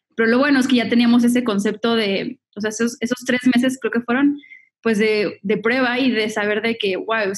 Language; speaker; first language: Spanish; native; Spanish